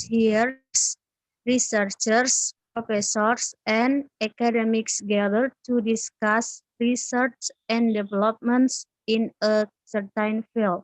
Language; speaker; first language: English; non-native, learner; Indonesian